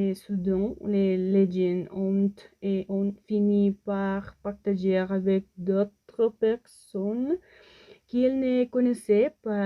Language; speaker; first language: French; non-native, learner; Spanish